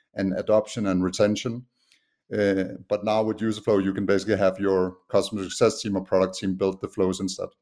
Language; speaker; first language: English; non-native, fluent; Danish